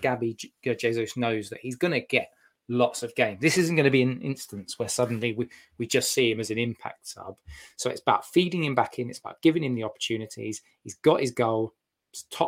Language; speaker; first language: English; native; English